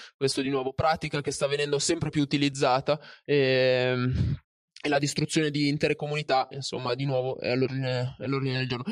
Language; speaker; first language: Italian; native; Italian